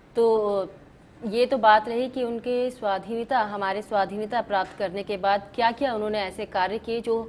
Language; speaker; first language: Hindi; native; Hindi